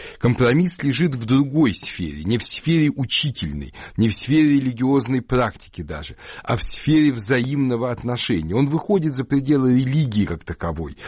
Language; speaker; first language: Russian; native; Russian